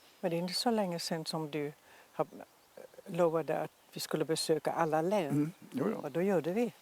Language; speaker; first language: Swedish; non-native, fluent; German